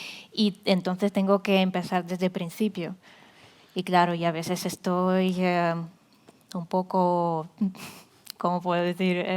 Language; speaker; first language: Spanish; non-native, fluent; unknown